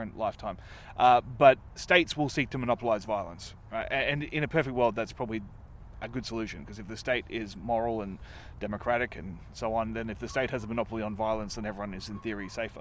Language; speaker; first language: English; native; English